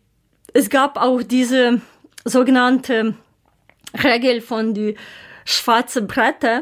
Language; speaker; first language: German; non-native, learner; Ukrainian